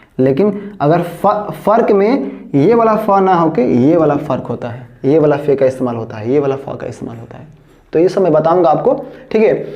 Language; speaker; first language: Hindi; native; Hindi